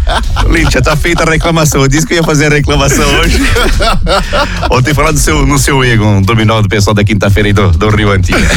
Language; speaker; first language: Portuguese; native; Portuguese